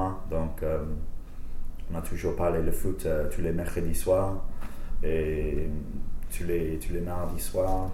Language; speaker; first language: French; non-native, fluent; English